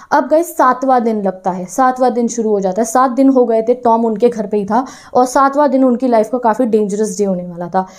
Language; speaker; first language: Hindi; non-native, local second language; Punjabi